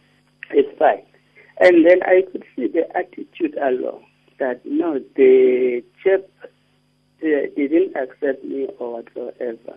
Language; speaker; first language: English; non-native, local second language; Xhosa